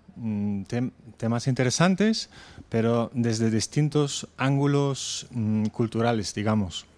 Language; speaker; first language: Spanish; non-native, fluent; German